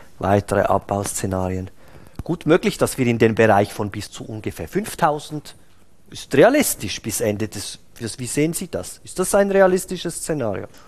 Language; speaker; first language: German; native; German